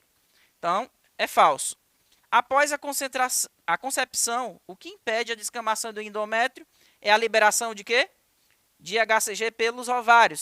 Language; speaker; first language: Portuguese; native; Portuguese